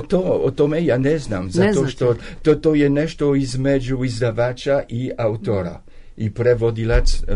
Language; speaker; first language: Serbian; non-native, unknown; French